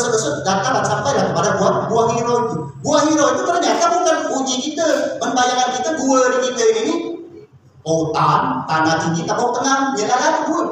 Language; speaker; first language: Malay; native; Malay